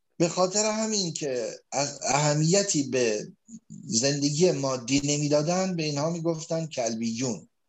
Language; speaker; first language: Persian; native; Persian